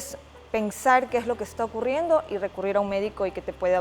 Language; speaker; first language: Spanish; native; Spanish